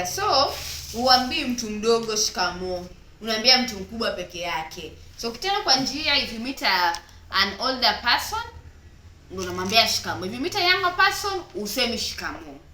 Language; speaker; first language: Swahili; native; Swahili